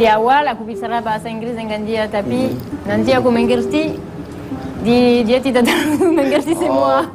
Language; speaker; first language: Indonesian; non-native, learner; French